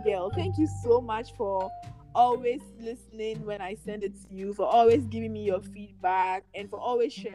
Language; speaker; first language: English; non-native, local second language; Akan